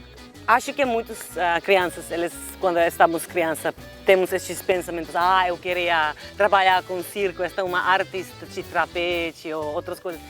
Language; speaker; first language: Portuguese; non-native, learner; Finnish